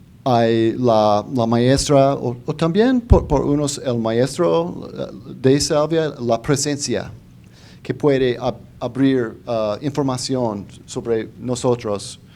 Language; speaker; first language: Spanish; non-native, fluent; English